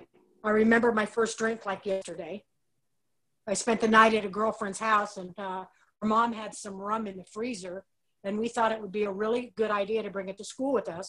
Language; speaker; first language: English; native; English